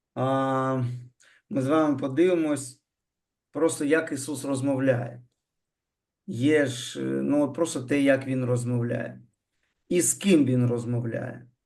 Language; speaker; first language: Ukrainian; non-native, local second language; Russian